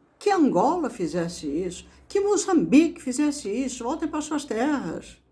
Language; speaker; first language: Portuguese; native; Portuguese